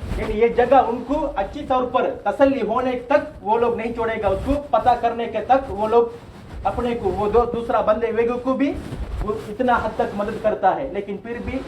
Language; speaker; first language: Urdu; non-native, local second language; Tamil